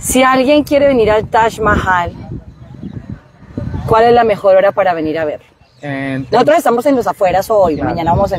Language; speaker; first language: Spanish; native; Spanish